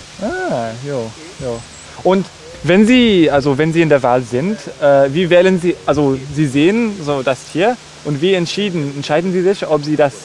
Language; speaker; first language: German; non-native, fluent; English